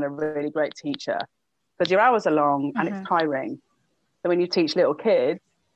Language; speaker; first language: English; native; English